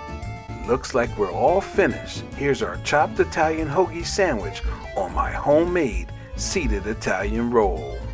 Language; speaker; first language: English; native; English